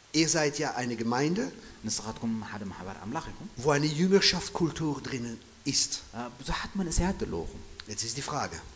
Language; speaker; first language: German; non-native, fluent; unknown